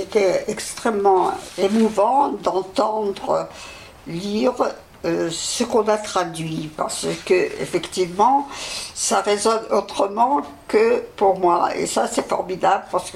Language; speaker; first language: French; early bilingual, other home language; Yiddish